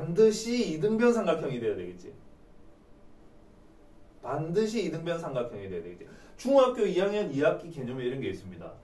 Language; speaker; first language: Korean; native; Korean